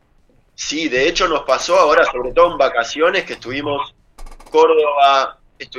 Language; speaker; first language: Spanish; native; Spanish